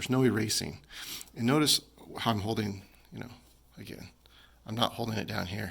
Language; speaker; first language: English; native; English